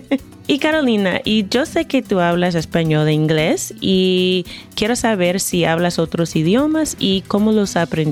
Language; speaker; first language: Spanish; non-native, fluent; English